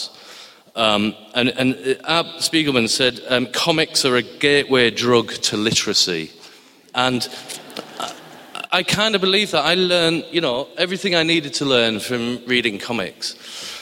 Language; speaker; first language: English; native; English